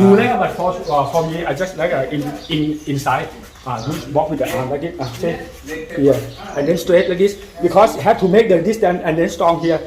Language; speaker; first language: English; non-native, learner; Thai